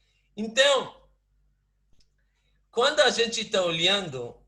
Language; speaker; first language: Portuguese; non-native, fluent; Hebrew